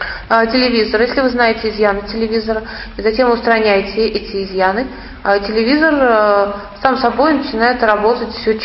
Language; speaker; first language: Russian; native; Russian